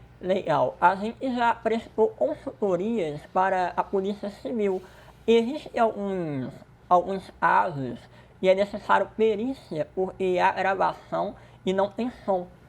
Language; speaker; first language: Portuguese; non-native, local second language; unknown